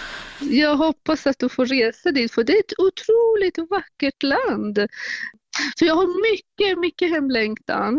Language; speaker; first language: Swedish; non-native, fluent; Persian